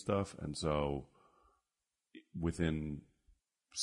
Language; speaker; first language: English; native; English